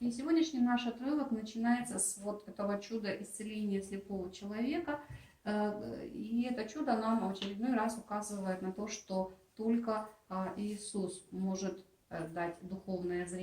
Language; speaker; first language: Russian; native; Russian